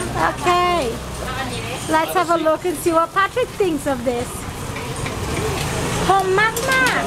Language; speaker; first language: English; native; English